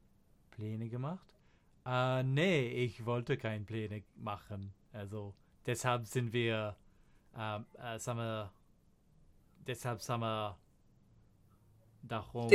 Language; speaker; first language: German; non-native, fluent; English